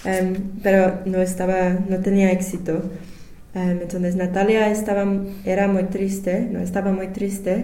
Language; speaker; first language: Spanish; non-native, learner; English